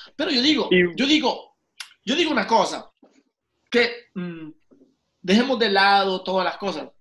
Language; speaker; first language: Spanish; native; Spanish